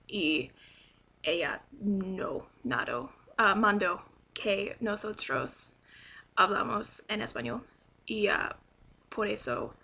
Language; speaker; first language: Spanish; non-native, learner; English